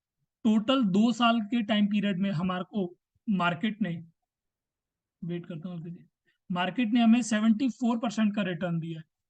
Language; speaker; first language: Hindi; native; Hindi